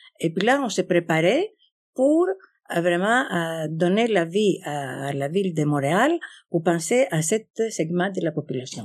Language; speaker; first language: French; non-native, fluent; Greek